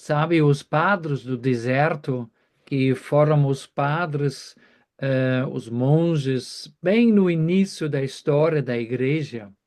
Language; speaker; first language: Portuguese; non-native, fluent; German